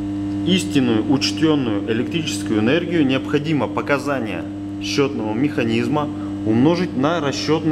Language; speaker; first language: Russian; native; Russian